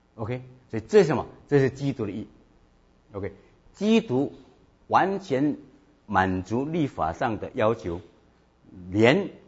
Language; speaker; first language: Chinese; native; Chinese